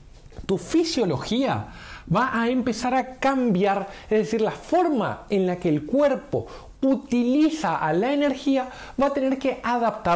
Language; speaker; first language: Spanish; native; Spanish